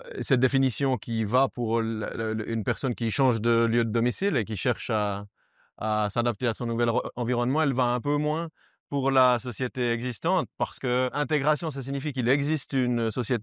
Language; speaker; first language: French; native; French